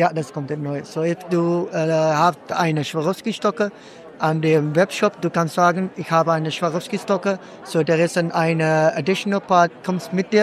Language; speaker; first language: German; non-native, learner; Dutch